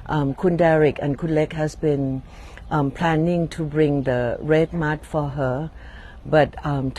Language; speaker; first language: English; non-native, fluent; Thai